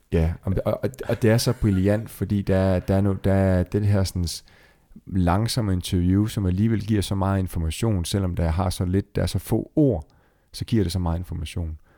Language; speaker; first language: Danish; native; Danish